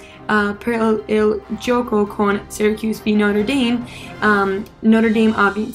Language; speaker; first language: Italian; non-native, learner; English